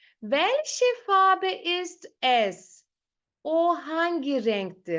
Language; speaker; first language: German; non-native, fluent; Turkish